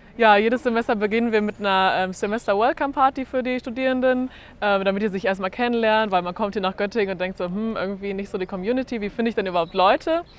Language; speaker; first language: German; native; German